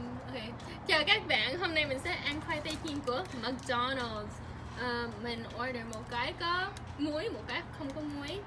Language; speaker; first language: Vietnamese; early bilingual, heritage; English